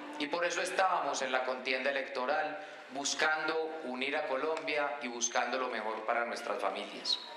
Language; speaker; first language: Spanish; native; Spanish